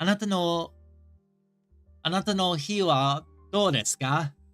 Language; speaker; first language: Japanese; non-native, learner; English